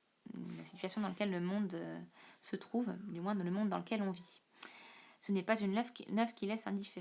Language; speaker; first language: French; native; French